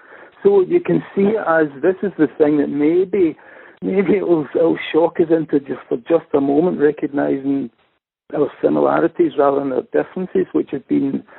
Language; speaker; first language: English; native; English